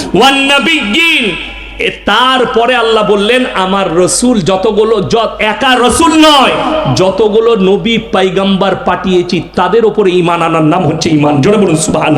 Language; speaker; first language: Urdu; non-native, local second language; Bangla